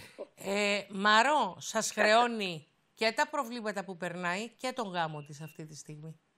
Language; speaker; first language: Greek; native; Greek